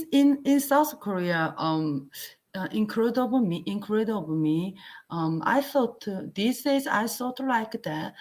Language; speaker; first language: English; non-native, learner; Korean